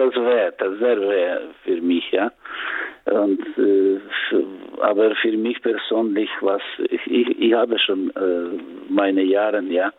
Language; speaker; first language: German; non-native, learner; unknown